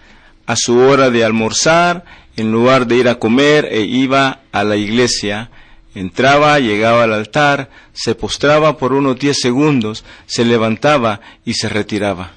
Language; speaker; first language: Spanish; native; Spanish